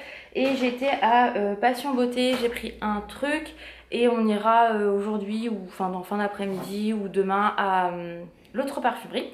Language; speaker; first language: French; native; French